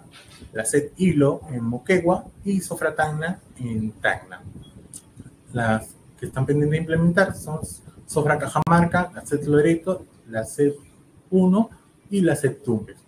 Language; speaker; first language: Spanish; native; Spanish